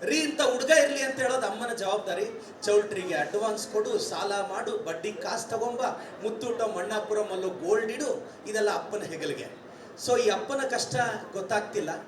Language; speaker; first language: Kannada; native; Kannada